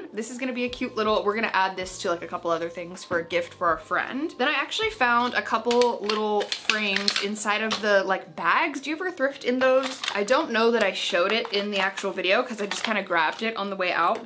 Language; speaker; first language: English; native; English